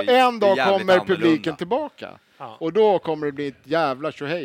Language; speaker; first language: Swedish; native; Swedish